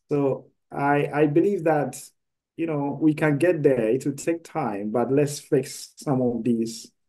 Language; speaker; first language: English; non-native, local second language; Akan